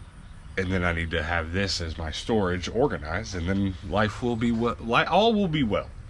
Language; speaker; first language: English; native; English